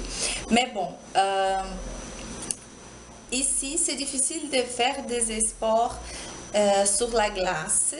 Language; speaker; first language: French; non-native, learner; Portuguese